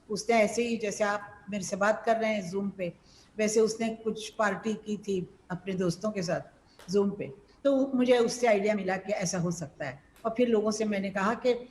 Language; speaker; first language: Hindi; non-native, local second language; Marathi